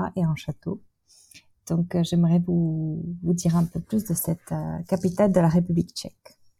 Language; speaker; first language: French; non-native, fluent; Czech